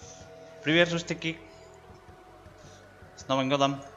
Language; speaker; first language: Russian; non-native, learner; Spanish